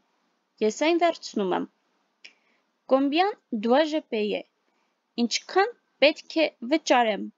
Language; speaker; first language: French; non-native, fluent; Armenian